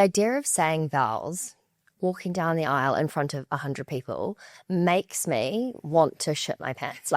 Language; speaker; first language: English; native; English